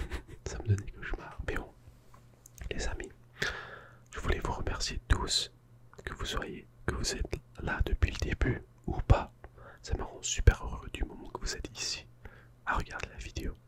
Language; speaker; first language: French; non-native, fluent; English